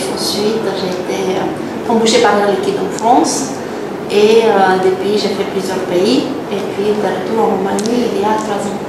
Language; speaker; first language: French; non-native, fluent; Romanian